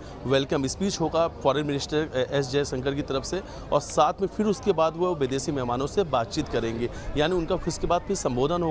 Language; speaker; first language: Hindi; native; Hindi